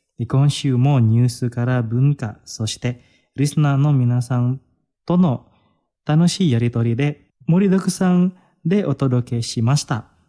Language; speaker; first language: Japanese; non-native, fluent; Indonesian